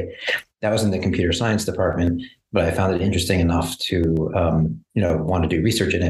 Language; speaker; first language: English; native; English